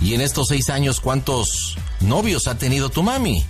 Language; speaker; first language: Spanish; native; Spanish